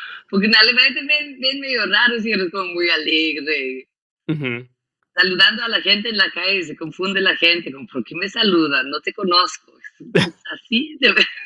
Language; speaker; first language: Spanish; non-native, fluent; German